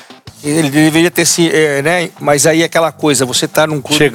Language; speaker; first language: Portuguese; native; Portuguese